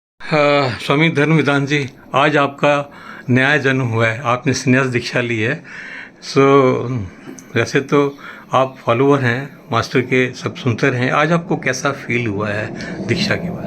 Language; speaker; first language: Hindi; native; Hindi